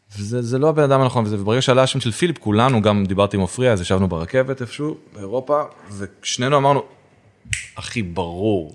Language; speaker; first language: Hebrew; native; Hebrew